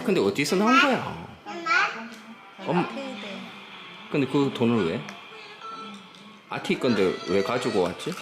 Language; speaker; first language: Korean; native; Korean